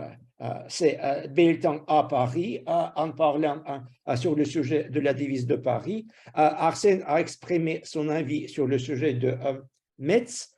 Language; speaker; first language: French; non-native, fluent; Russian